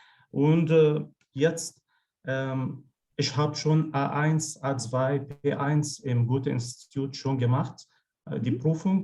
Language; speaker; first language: German; non-native, learner; Arabic